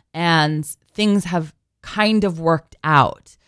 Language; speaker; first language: English; native; English